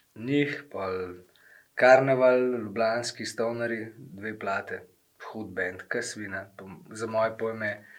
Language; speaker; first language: Slovenian; native; Slovenian